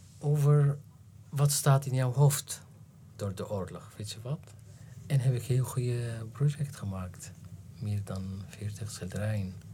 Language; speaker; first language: Dutch; non-native, learner; Arabic